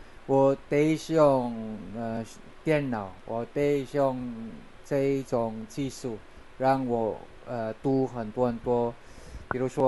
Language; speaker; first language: Chinese; non-native, learner; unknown